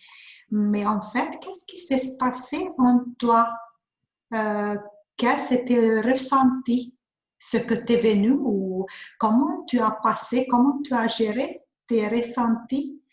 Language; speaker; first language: French; non-native, learner; Hungarian